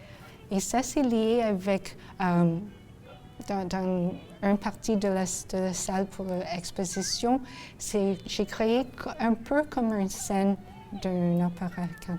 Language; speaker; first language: French; non-native, local second language; English